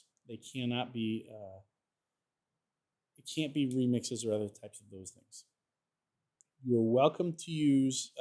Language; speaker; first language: English; native; English